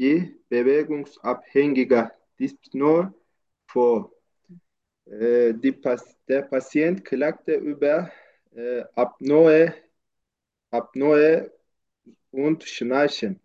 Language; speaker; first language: German; non-native, learner; Turkish